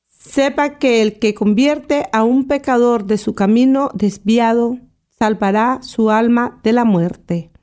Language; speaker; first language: Spanish; native; Spanish